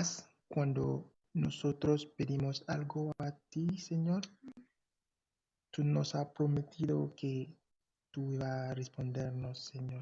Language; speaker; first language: Spanish; non-native, fluent; English